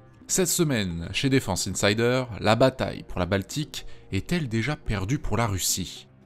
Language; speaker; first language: French; native; French